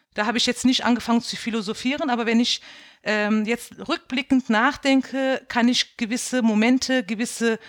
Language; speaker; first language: German; early bilingual, other home language; Kurdish